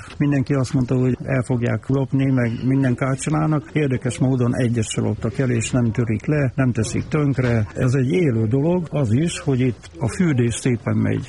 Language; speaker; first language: Hungarian; native; Hungarian